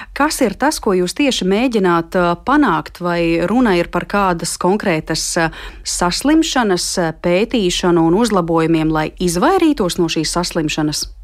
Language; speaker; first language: Latvian; native; Latvian